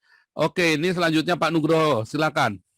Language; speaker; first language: Indonesian; native; Indonesian